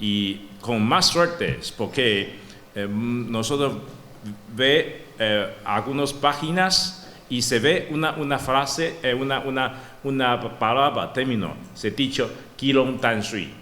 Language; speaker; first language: Spanish; non-native, learner; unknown